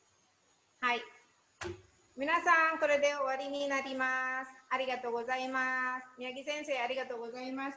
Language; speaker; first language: Japanese; non-native, learner; Indonesian